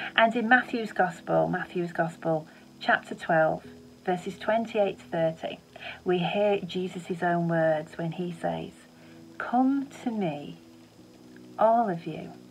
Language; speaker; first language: English; native; English